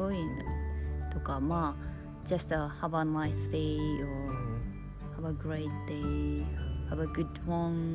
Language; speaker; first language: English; non-native, learner; Japanese